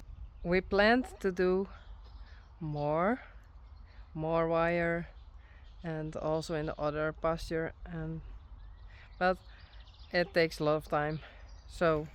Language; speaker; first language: English; non-native, learner; Western Frisian